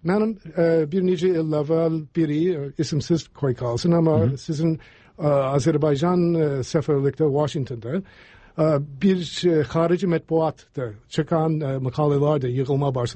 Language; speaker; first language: Turkish; non-native, fluent; English